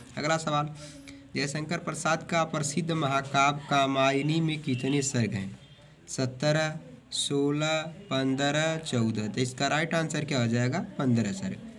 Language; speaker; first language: Hindi; native; Hindi